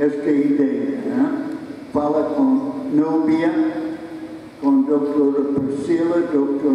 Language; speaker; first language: Portuguese; non-native, fluent; English